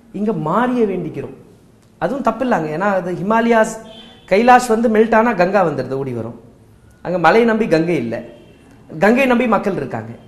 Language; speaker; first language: Tamil; non-native, local second language; Marwari